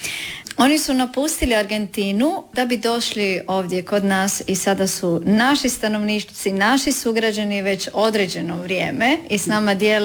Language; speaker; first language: Serbian; native; Serbian